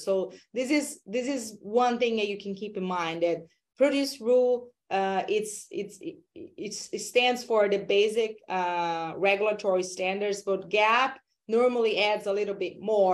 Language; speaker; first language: English; non-native, fluent; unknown